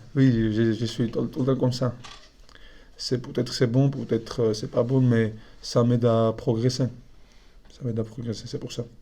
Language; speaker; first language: French; non-native, fluent; Georgian